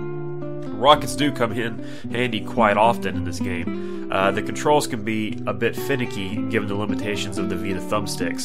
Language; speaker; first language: English; native; English